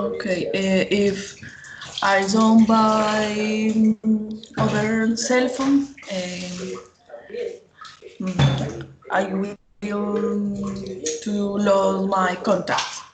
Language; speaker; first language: English; non-native, learner; Spanish